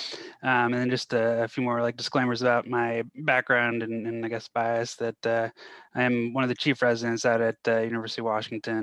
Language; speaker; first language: English; native; English